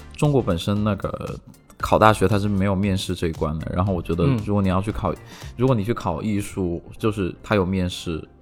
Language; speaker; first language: Chinese; non-native, local second language; Cantonese